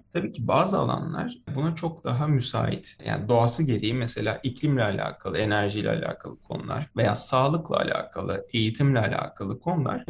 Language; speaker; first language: Turkish; native; Turkish